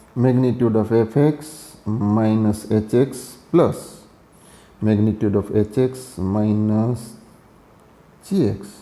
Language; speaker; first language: English; non-native, local second language; Gujarati